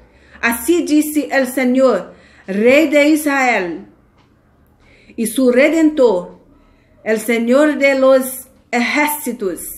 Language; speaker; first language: Spanish; non-native, fluent; Portuguese